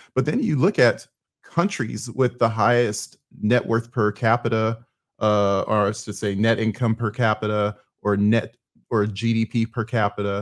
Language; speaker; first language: English; native; English